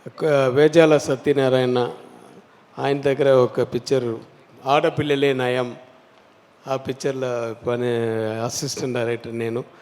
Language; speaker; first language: Telugu; non-native, learner; Tamil